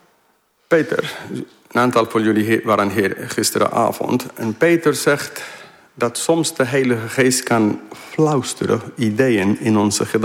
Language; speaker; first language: Dutch; non-native, fluent; English